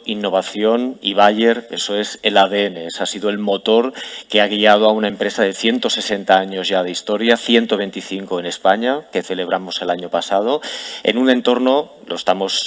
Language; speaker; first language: Spanish; native; Spanish